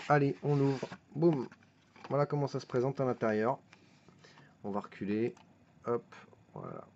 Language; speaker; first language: French; native; French